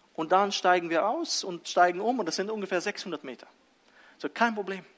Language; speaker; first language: German; early bilingual, other home language; Russian